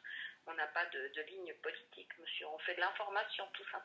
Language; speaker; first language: French; native; French